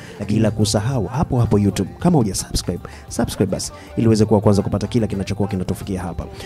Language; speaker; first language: Swahili; native; Swahili